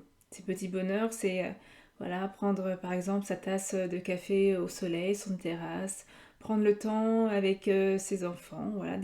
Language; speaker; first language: French; native; French